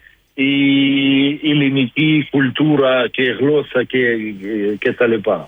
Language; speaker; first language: Greek; non-native, learner; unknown